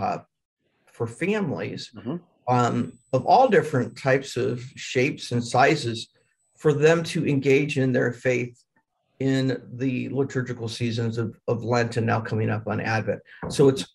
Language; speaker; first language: English; native; English